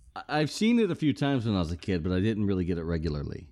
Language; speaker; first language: English; native; English